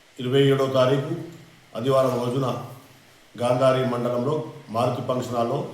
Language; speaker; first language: Telugu; non-native, local second language; Lambadi